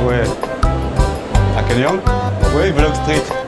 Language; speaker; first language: Korean; non-native, learner; French